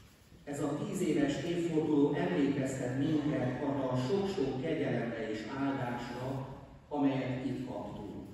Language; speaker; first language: Hungarian; native; Hungarian